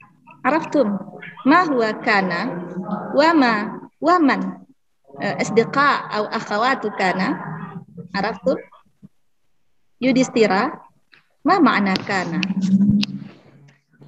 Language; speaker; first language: Arabic; non-native, fluent; Indonesian